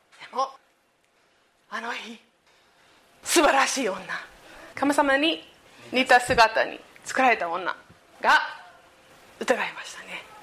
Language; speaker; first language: Japanese; native; Japanese